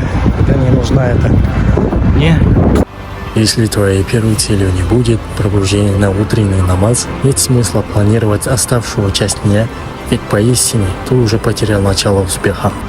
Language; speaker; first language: Russian; non-native, local second language; Kazakh